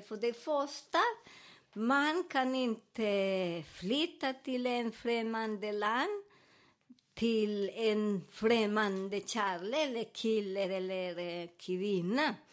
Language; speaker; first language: Swedish; non-native, learner; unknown